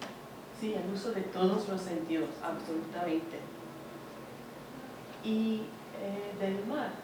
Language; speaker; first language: Spanish; non-native, fluent; English